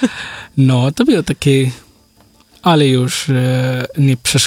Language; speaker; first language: Polish; non-native, learner; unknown